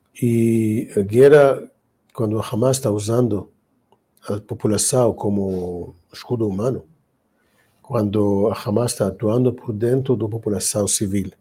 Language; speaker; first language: Portuguese; non-native, learner; Hebrew